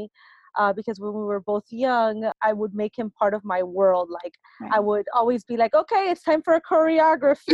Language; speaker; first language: English; early bilingual, other home language; Spanish